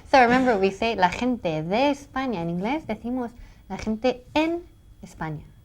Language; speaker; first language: Spanish; non-native, fluent; English